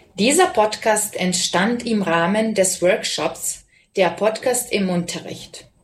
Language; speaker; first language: German; non-native, fluent; Serbian